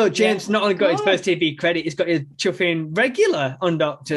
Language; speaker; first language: English; native; English